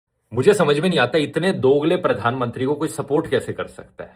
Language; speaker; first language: Hindi; native; Hindi